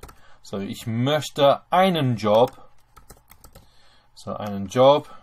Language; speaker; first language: German; non-native, fluent; English